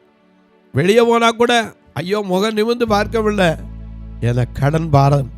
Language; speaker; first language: Tamil; native; Tamil